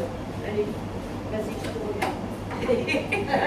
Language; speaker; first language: French; native; French